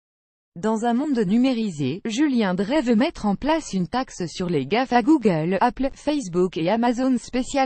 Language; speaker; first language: French; native; French